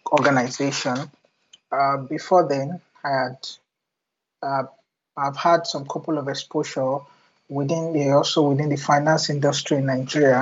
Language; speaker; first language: English; non-native, local second language; Yoruba